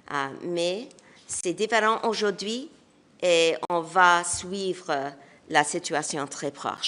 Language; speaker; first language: French; non-native, fluent; English